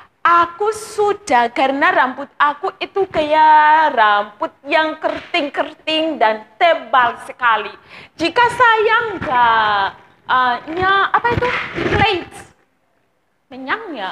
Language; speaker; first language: Indonesian; non-native, fluent; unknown